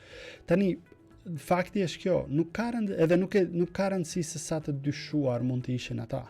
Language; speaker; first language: Albanian; native; Albanian